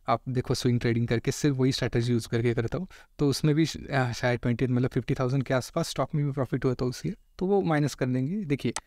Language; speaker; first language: Hindi; non-native, local second language; Marathi